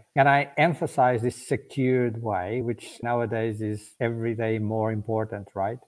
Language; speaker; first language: English; non-native, fluent; Portuguese